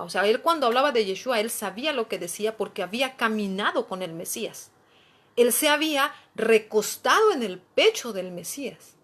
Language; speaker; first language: Spanish; native; Spanish